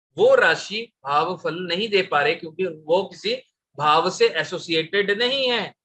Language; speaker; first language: Hindi; non-native, local second language; Bangla